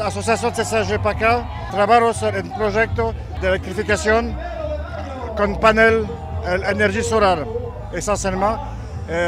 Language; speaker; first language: Spanish; non-native, learner; French